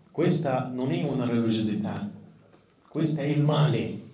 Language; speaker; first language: Italian; non-native, fluent; Arabic